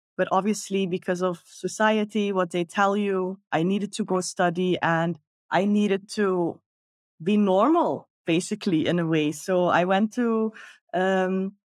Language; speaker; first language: English; non-native, fluent; Dutch